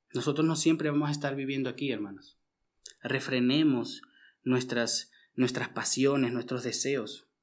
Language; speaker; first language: Spanish; native; Spanish